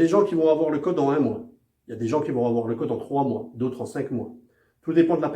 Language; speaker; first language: French; native; French